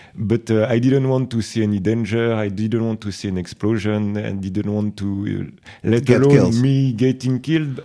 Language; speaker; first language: English; non-native, fluent; French